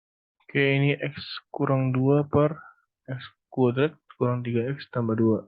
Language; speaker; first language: Indonesian; native; Indonesian